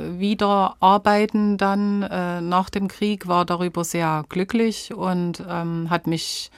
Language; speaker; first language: German; native; German